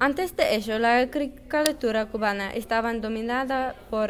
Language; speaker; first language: Spanish; non-native, learner; English